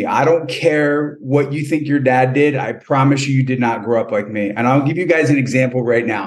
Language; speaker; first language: English; native; English